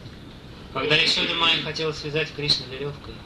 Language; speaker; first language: Russian; native; Russian